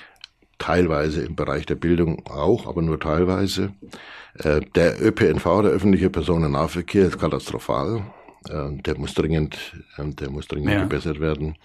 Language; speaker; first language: German; native; German